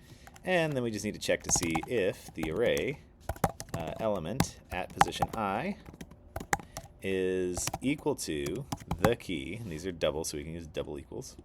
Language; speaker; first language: English; native; English